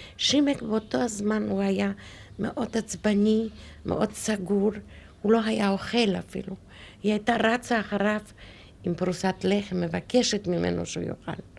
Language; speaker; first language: Hebrew; non-native, fluent; Polish